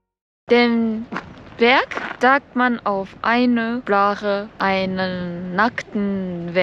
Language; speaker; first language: German; non-native, fluent; Japanese